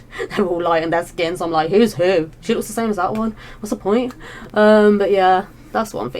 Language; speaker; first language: English; native; English